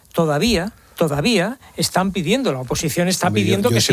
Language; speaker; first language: Spanish; native; Spanish